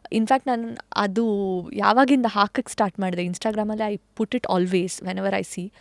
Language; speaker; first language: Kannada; non-native, local second language; Tulu